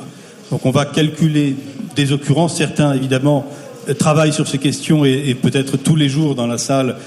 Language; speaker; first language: French; native; French